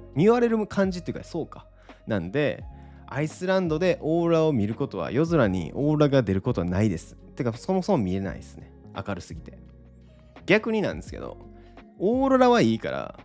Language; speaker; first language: Japanese; native; Japanese